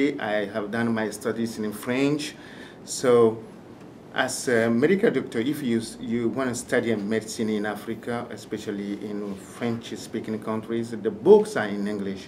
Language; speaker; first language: English; non-native, fluent; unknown